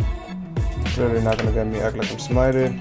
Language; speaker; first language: English; native; English